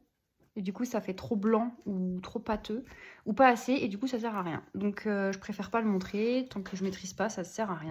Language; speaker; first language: French; native; French